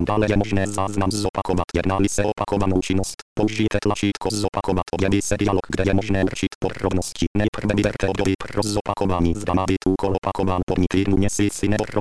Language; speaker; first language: Czech; native; Czech